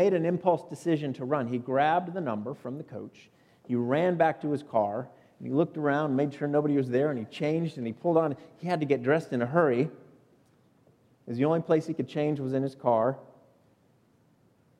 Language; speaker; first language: English; native; English